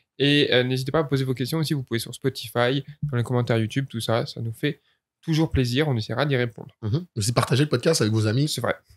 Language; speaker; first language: French; native; French